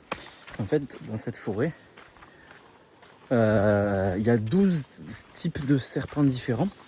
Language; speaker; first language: French; native; French